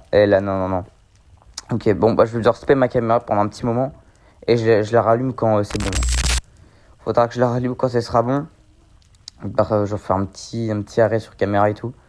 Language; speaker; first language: French; native; French